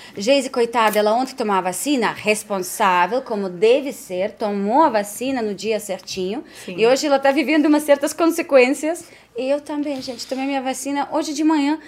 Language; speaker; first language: Portuguese; non-native, fluent; Spanish